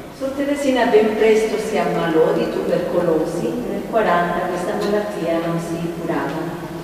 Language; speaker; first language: Italian; non-native, fluent; Spanish